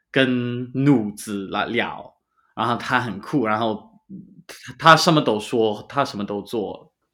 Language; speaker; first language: Chinese; non-native, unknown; English